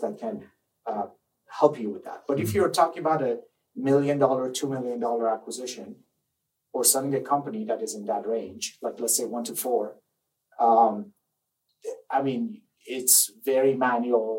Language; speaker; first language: English; non-native, fluent; Persian